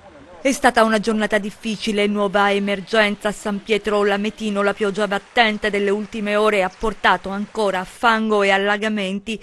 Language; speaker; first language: Italian; native; Italian